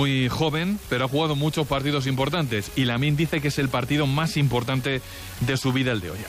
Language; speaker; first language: Spanish; native; Spanish